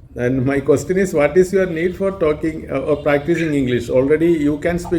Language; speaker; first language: English; non-native, local second language; Malayalam